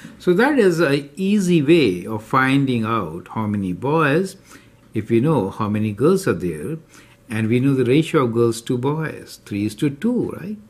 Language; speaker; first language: English; non-native, local second language; Hindi